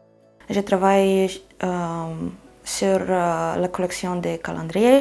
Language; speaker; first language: French; non-native, fluent; Bulgarian